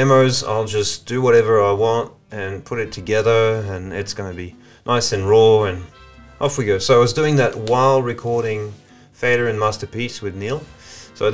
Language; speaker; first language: English; non-native, fluent; French